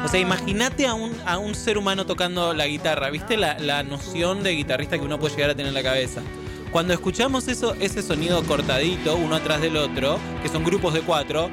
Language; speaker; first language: Spanish; native; Spanish